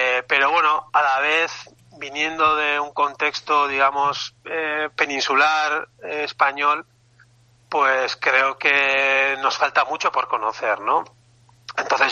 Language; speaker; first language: Spanish; non-native, local second language; Basque